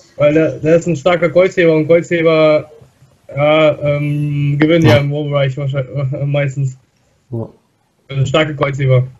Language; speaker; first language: German; non-native, fluent; Russian